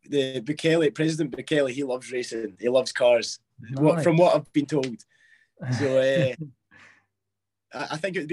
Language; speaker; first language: English; native; English